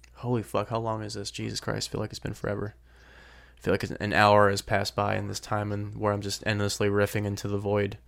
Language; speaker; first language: English; native; English